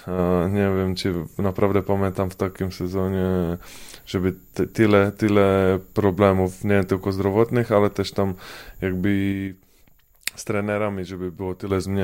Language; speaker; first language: Polish; non-native, fluent; Czech